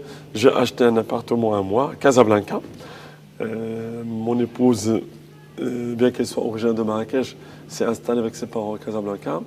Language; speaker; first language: French; non-native, local second language; Arabic